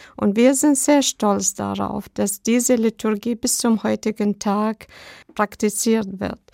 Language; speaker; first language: German; non-native, fluent; Arabic